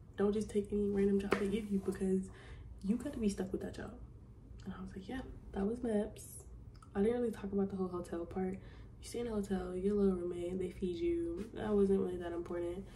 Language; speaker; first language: English; native; English